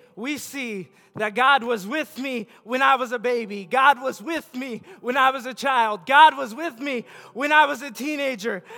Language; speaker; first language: English; native; English